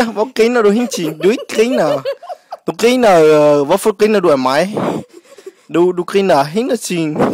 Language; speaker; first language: Danish; non-native, learner; Vietnamese